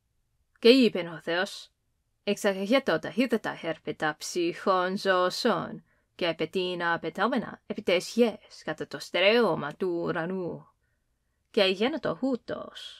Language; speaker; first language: Greek; non-native, fluent; English